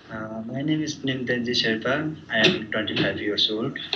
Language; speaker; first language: English; non-native, learner; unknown